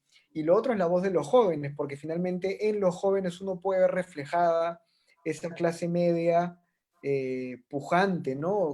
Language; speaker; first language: Spanish; native; Spanish